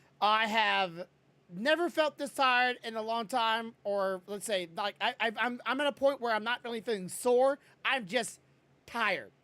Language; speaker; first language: English; native; English